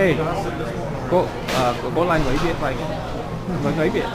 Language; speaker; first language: Vietnamese; non-native, learner; English